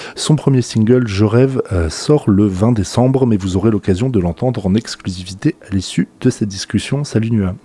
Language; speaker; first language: French; native; French